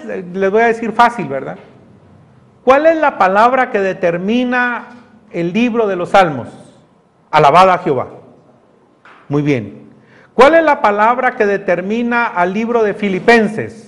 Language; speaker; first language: Spanish; native; Spanish